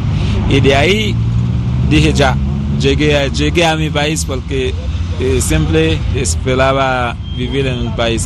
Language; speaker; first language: Spanish; non-native, fluent; Haitian Creole